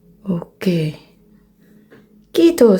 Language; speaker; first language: Finnish; non-native, learner; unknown